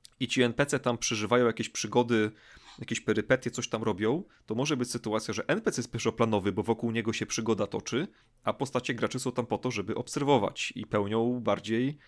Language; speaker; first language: Polish; native; Polish